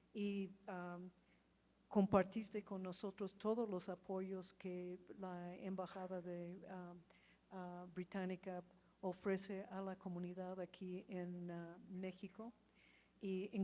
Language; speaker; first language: Spanish; non-native, fluent; English